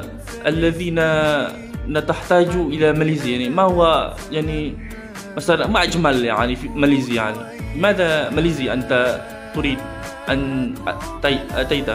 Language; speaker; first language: Arabic; non-native, learner; Malay